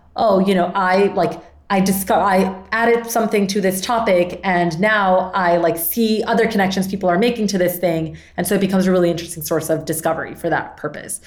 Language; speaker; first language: English; non-native, fluent; Spanish